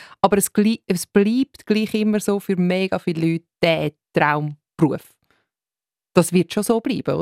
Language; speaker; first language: German; native; German